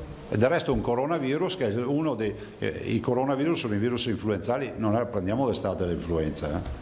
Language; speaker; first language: Italian; native; Italian